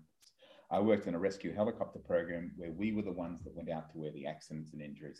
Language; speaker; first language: English; native; English